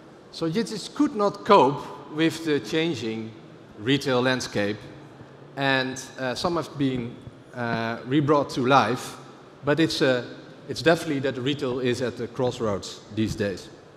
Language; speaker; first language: English; non-native, fluent; Dutch